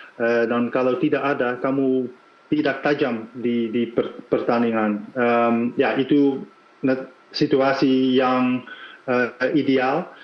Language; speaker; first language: Indonesian; non-native, fluent; Dutch